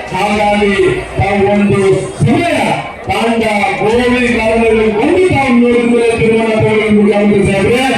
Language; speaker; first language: Kannada; non-native, local second language; Lambadi